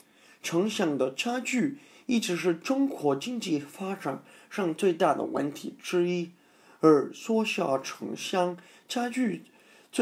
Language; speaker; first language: Chinese; non-native, fluent; English